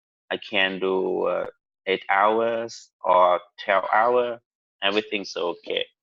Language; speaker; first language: English; non-native, learner; Vietnamese